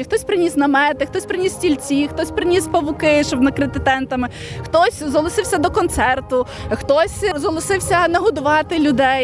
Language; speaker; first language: Ukrainian; native; Ukrainian